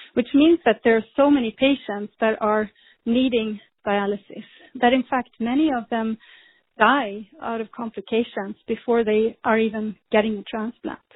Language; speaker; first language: English; non-native, fluent; Swedish